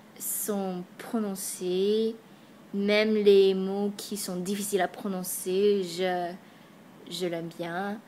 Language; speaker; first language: French; non-native, fluent; English